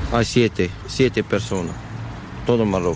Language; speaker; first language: Spanish; non-native, learner; Arabic